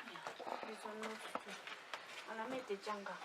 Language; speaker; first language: English; non-native, learner; Ladakhi